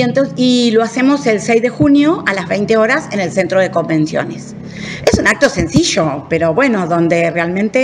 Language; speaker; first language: Spanish; native; Spanish